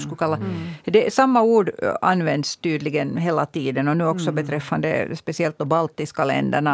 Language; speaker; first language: Swedish; native; Swedish